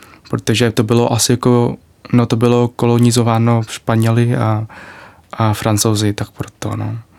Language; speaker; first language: Czech; non-native, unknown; Vietnamese